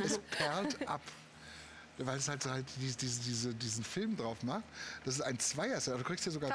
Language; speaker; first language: German; native; German